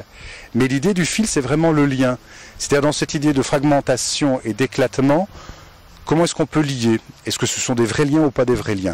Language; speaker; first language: French; native; French